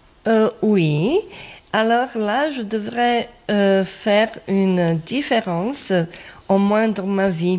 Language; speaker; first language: French; non-native, fluent; Croatian